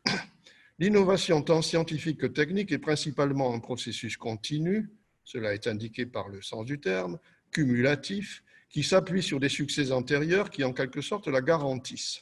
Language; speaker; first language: French; native; French